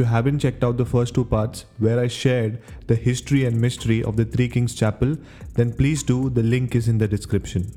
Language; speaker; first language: English; non-native, local second language; Konkani